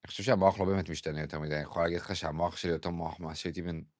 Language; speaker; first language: Hebrew; native; Hebrew